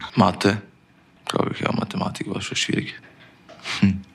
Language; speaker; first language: German; native; German